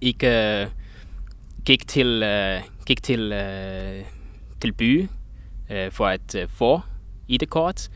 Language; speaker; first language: Danish; non-native, learner; Estonian